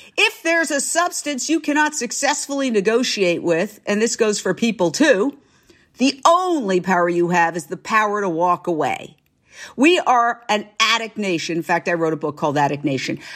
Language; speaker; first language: English; native; English